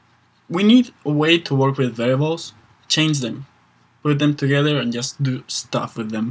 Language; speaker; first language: English; non-native, fluent; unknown